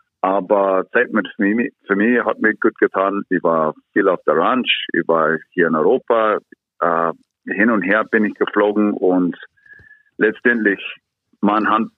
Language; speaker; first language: German; non-native, fluent; English